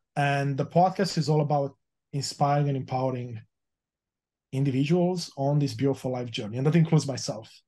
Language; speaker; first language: English; early bilingual, other home language; Romanian